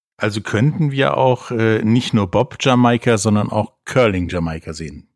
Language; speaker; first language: German; native; German